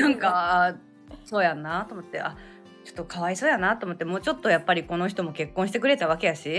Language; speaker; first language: Japanese; native; Japanese